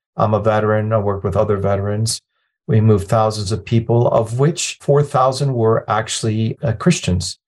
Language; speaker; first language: English; early bilingual, other home language; Arabic